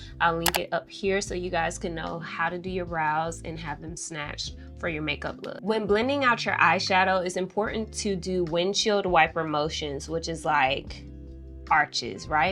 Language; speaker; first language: English; native; English